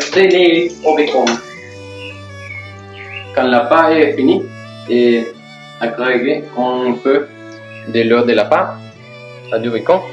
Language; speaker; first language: French; non-native, learner; Spanish